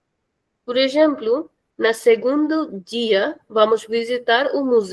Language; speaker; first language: Portuguese; non-native, fluent; Hindi